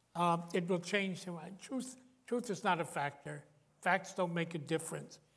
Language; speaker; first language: English; native; English